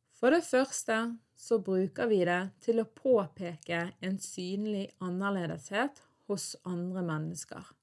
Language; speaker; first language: Norwegian; native; Norwegian